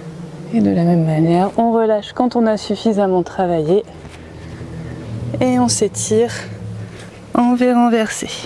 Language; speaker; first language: French; native; French